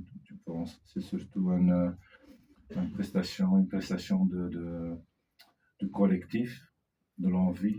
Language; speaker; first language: French; non-native, fluent; Dutch